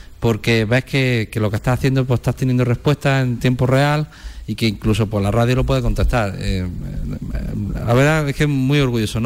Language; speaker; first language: Spanish; native; Spanish